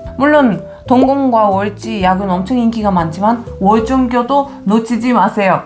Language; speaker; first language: Korean; non-native, fluent; Bulgarian